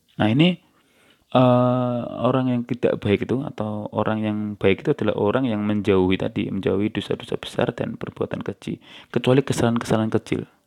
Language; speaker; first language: Indonesian; non-native, local second language; Javanese